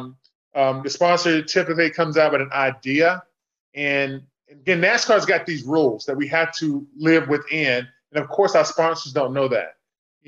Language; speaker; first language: English; native; English